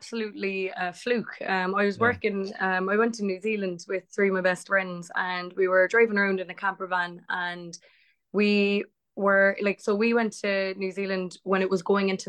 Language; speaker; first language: English; native; English